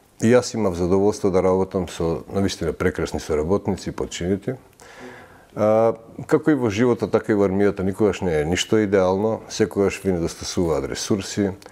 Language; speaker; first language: Macedonian; early bilingual, heritage; Macedonian